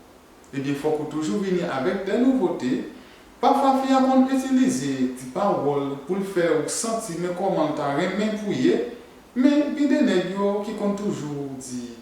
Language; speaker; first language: French; non-native, learner; Haitian Creole